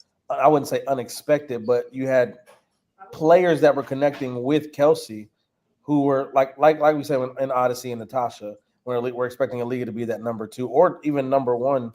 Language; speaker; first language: English; native; English